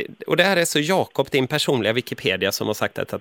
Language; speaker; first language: Swedish; native; Swedish